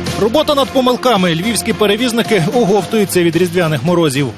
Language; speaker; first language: Ukrainian; native; Ukrainian